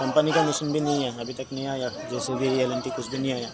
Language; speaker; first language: Hindi; non-native, local second language; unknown